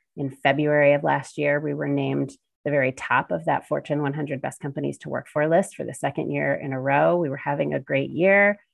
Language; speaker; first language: English; native; English